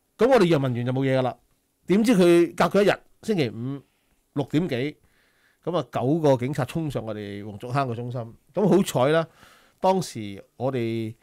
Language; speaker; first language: Cantonese; native; Cantonese